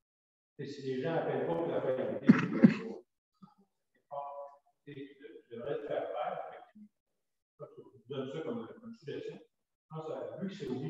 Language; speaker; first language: French; native; French